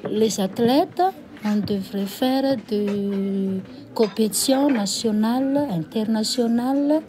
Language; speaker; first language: French; non-native, local second language; Malagasy